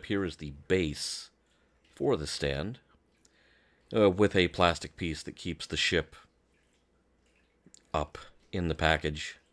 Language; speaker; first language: English; native; English